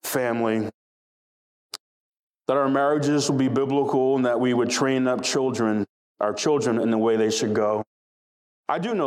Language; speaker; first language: English; native; English